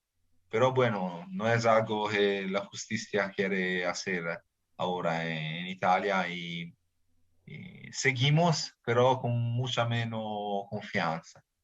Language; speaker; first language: Spanish; non-native, fluent; Italian